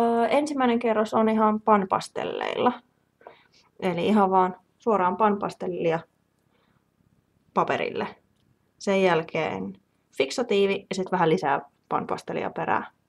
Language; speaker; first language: Finnish; native; Finnish